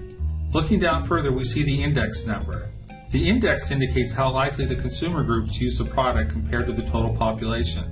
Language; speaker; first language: English; native; English